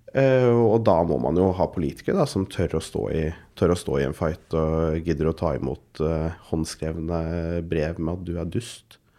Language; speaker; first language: Norwegian; early bilingual, other home language; Urdu